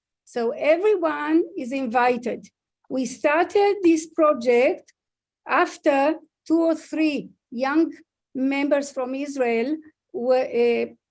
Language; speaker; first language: English; non-native, fluent; Hebrew